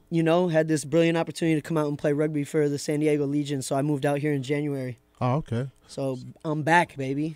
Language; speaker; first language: English; native; English